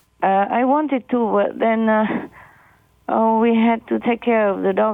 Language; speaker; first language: English; non-native, fluent; Vietnamese